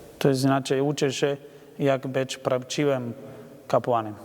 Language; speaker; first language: Polish; non-native, learner; Spanish